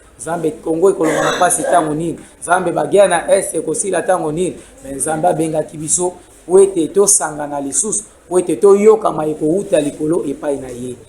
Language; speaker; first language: Lingala; non-native, local second language; Kongo